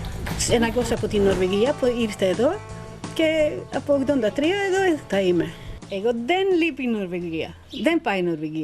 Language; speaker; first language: Greek; non-native, learner; Norwegian